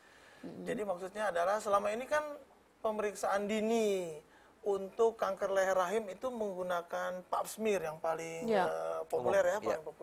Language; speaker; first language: Indonesian; native; Indonesian